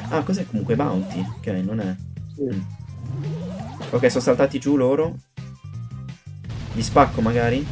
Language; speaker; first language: Italian; native; Italian